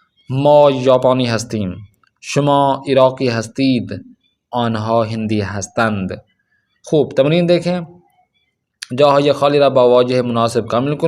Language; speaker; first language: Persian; non-native, fluent; Urdu